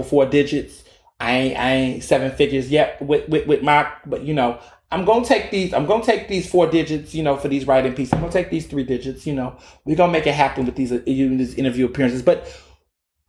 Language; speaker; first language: English; native; English